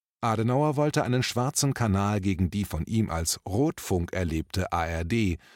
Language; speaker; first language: German; native; German